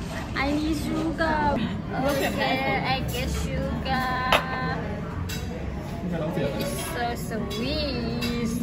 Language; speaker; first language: English; non-native, learner; Thai